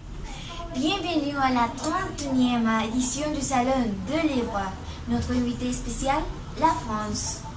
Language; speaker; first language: French; non-native, learner; Spanish